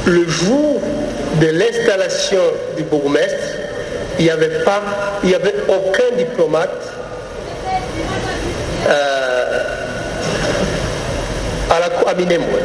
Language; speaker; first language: French; non-native, local second language; Kinyarwanda